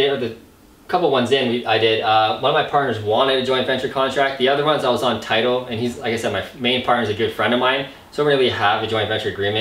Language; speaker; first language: English; native; English